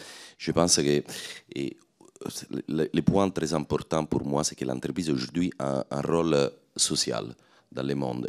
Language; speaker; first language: French; non-native, fluent; Italian